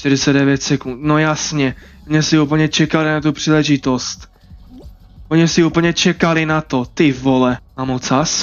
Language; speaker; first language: Czech; native; Czech